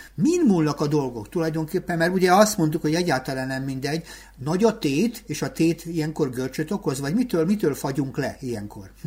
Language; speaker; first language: Hungarian; native; Hungarian